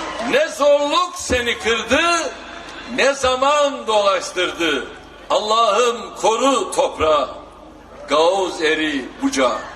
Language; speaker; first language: Turkish; native; Turkish